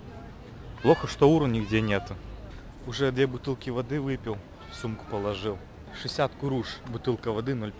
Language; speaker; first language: Russian; native; Russian